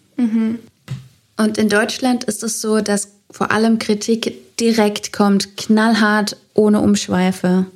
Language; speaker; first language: German; native; German